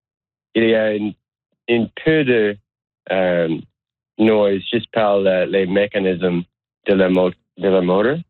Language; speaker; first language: French; non-native, learner; English